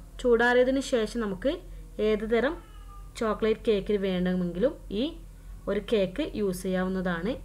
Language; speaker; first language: Malayalam; native; Malayalam